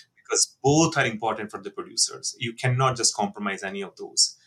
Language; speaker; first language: English; non-native, local second language; Hindi